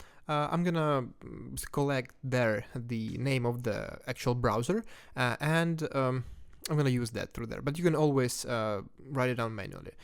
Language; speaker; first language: English; non-native, fluent; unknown